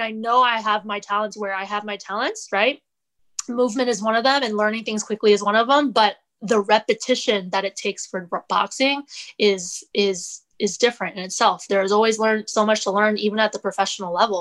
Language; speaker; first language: English; native; English